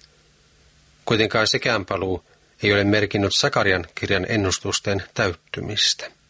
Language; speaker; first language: Finnish; native; Finnish